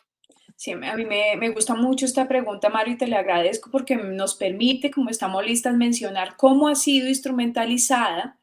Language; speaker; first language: Spanish; native; Spanish